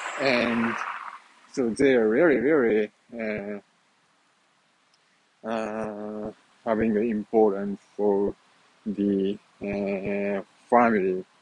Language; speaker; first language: English; non-native, fluent; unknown